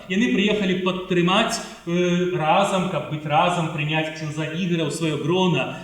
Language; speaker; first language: Belarusian; native; Belarusian